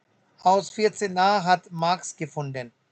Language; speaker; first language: German; non-native, fluent; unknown